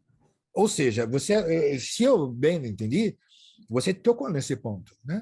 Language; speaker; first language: Portuguese; native; Portuguese